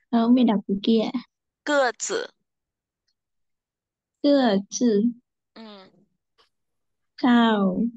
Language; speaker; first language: Chinese; non-native, learner; Vietnamese